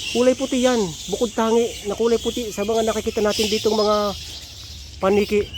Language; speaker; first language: Filipino; native; Filipino